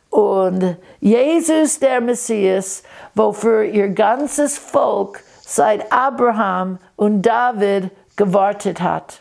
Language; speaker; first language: German; non-native, fluent; English